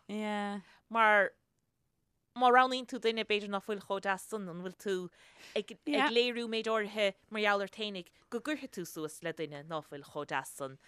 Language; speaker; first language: Irish; native; Irish